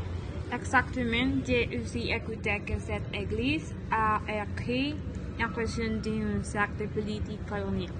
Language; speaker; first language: French; non-native, learner; Spanish